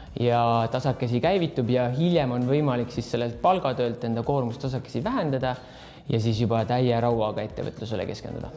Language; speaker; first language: Estonian; native; Estonian